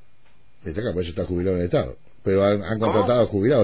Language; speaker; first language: Spanish; native; Spanish